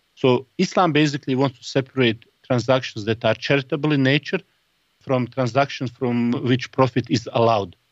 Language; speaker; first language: English; non-native, fluent; Bosnian